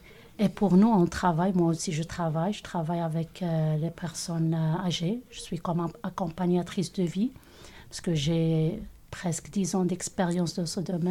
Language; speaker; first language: French; non-native, local second language; Arabic